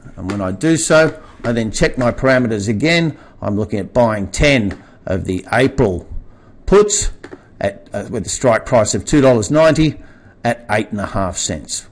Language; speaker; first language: English; native; English